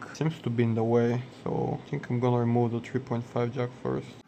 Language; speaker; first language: English; non-native, fluent; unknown